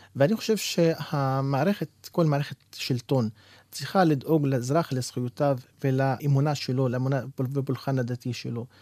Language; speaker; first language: Hebrew; non-native, local second language; Arabic